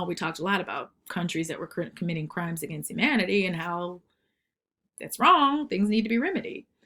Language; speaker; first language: English; native; English